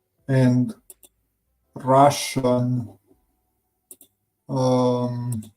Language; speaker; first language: English; non-native, learner; Romanian